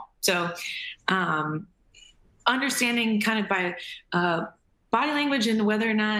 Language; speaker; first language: English; native; English